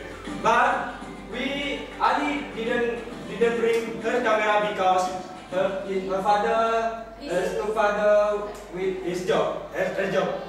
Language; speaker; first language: English; non-native, learner; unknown